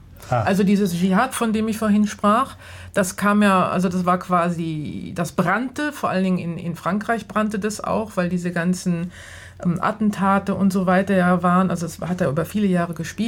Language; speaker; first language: German; native; German